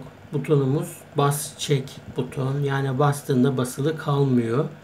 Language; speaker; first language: Turkish; native; Turkish